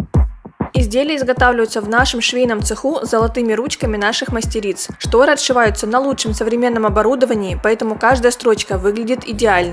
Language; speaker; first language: Russian; native; Russian